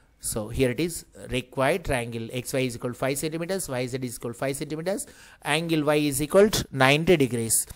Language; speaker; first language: English; non-native, local second language; Telugu